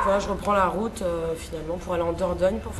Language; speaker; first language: French; native; French